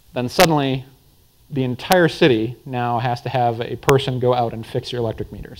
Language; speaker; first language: English; native; English